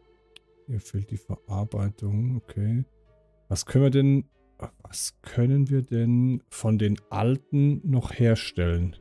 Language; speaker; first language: German; native; German